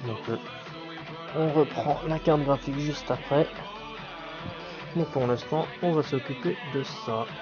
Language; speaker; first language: French; native; French